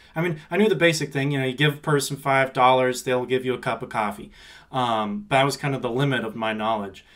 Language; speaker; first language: English; native; English